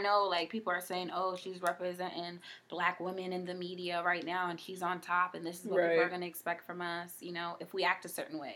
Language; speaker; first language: English; non-native, fluent; Haitian Creole